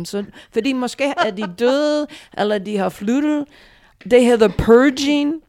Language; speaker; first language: Danish; non-native, fluent; English